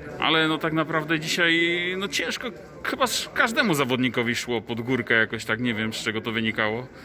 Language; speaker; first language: Polish; native; Polish